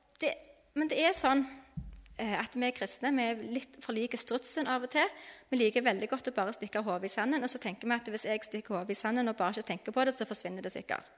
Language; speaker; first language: Norwegian; native; Norwegian